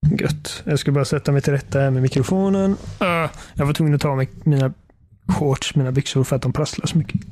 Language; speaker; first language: Swedish; native; Swedish